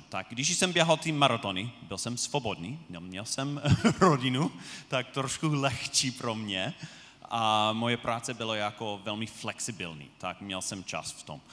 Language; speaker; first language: Czech; non-native, fluent; English